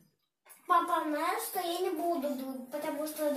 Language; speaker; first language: Russian; early bilingual, other home language; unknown